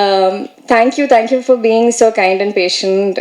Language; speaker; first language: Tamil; non-native, learner; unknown